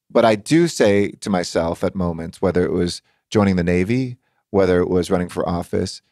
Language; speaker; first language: English; native; English